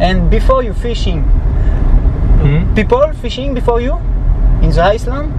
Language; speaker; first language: English; non-native, learner; French